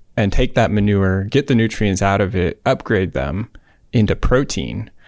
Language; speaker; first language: English; native; English